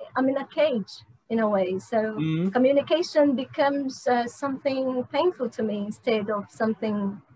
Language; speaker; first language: English; non-native, fluent; Portuguese